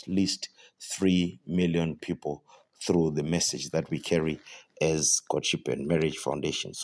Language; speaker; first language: English; non-native, local second language; Shona